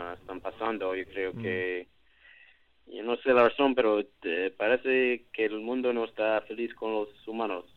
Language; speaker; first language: Spanish; non-native, learner; English